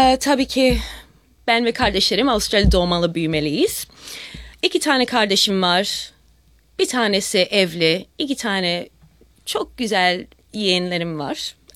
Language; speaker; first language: Turkish; early bilingual, heritage; Turkish